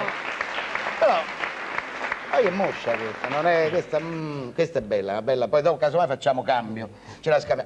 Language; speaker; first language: Italian; native; Italian